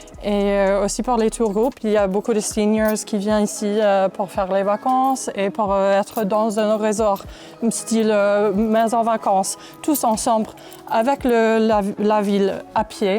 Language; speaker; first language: French; non-native, fluent; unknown